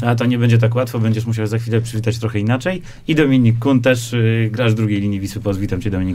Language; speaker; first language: Polish; native; Polish